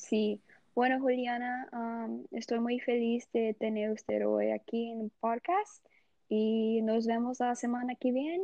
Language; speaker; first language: Spanish; non-native, learner; Portuguese